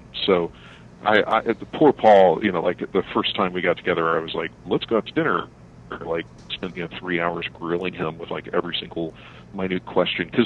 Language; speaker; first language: English; native; English